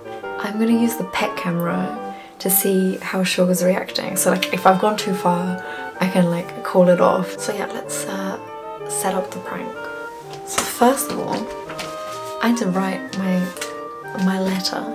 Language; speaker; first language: English; native; English